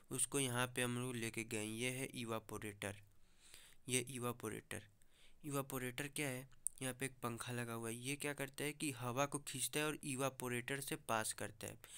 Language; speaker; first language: Hindi; native; Hindi